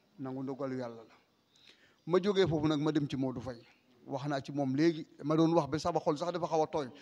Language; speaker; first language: Wolof; non-native, local second language; Serer